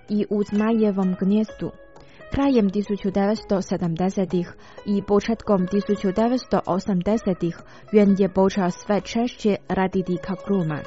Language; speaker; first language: Croatian; non-native, fluent; Chinese